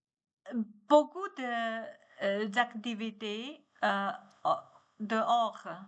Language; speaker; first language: French; non-native, learner; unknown